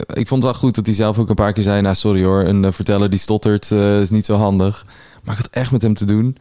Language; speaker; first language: Dutch; early bilingual, other home language; Persian